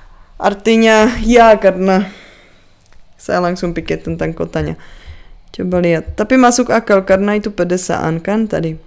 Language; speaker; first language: Indonesian; non-native, fluent; Czech